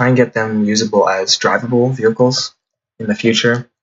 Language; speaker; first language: English; native; English